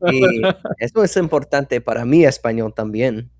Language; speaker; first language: Spanish; non-native, fluent; English